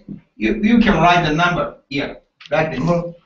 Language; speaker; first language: English; non-native, learner; Japanese